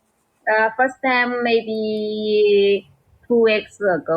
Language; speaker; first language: English; non-native, learner; Chinese